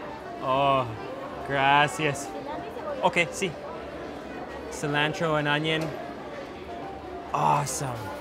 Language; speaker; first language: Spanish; non-native, learner; English